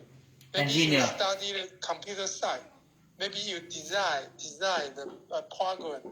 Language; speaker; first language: English; non-native, learner; Chinese